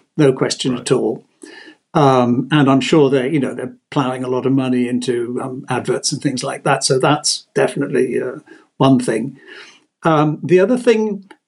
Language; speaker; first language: English; native; English